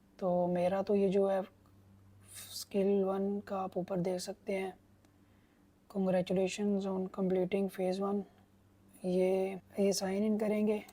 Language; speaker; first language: Urdu; non-native, local second language; Punjabi